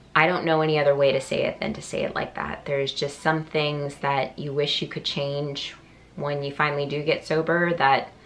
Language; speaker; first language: English; native; English